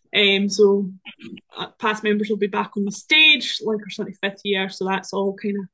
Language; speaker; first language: English; native; English